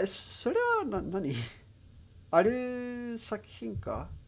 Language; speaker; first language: Japanese; non-native, learner; English